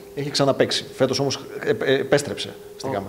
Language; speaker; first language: Greek; native; Greek